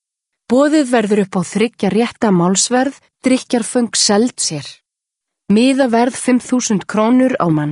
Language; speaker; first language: Icelandic; native; Icelandic